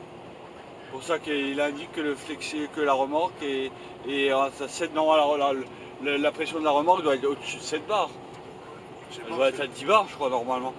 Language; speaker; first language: French; native; French